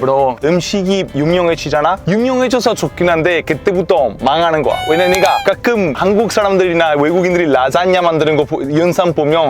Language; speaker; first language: Korean; non-native, fluent; Italian